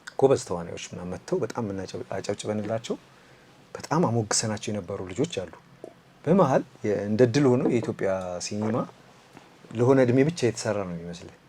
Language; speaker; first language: Amharic; native; Amharic